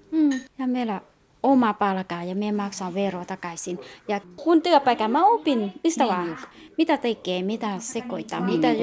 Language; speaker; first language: Finnish; non-native, learner; Thai